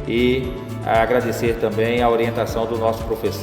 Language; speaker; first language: Portuguese; native; Portuguese